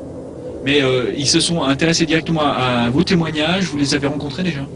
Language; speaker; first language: French; native; French